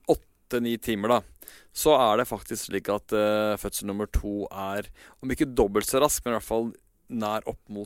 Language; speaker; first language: Norwegian; native; Norwegian